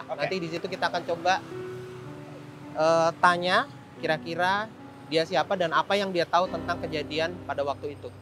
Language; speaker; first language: Indonesian; native; Indonesian